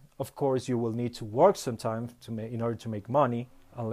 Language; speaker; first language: English; non-native, fluent; Spanish